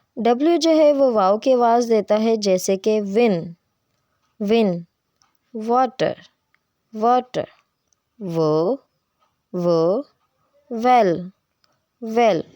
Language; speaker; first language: Urdu; native; Urdu